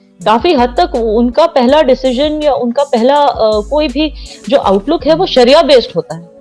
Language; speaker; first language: Hindi; non-native, local second language; Kashmiri